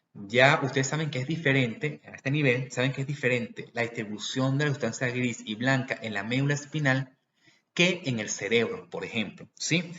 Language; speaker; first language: Spanish; native; Spanish